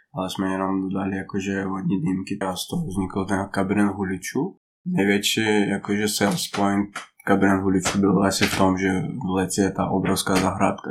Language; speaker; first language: Czech; non-native, fluent; Russian